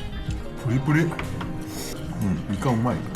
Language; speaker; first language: Japanese; native; Japanese